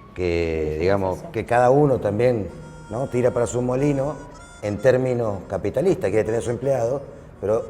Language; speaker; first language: Spanish; native; Spanish